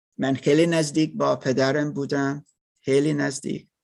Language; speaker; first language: Persian; non-native, learner; German